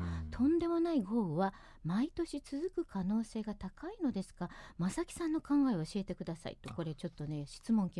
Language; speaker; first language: Japanese; native; Japanese